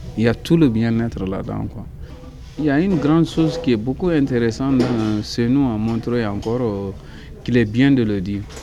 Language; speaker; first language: French; non-native, local second language; Soninke